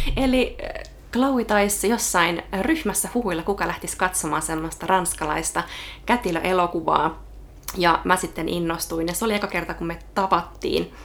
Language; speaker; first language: Finnish; native; Finnish